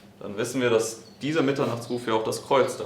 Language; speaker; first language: German; native; German